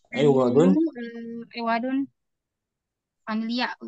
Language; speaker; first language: Arabic; non-native, learner; Indonesian